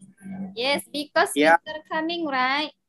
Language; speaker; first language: English; non-native, learner; Indonesian